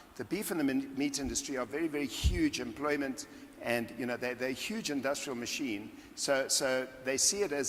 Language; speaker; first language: English; native; English